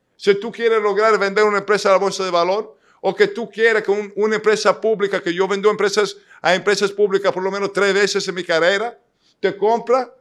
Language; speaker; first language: Spanish; non-native, fluent; Italian